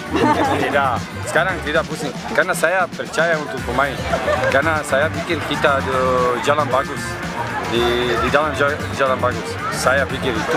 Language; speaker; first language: Indonesian; non-native, learner; Serbian